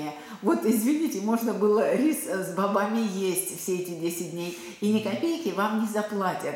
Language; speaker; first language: Russian; native; Russian